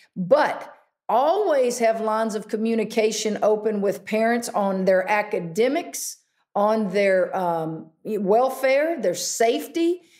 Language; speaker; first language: English; native; English